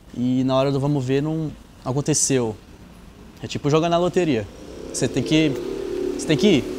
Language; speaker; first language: Portuguese; native; Portuguese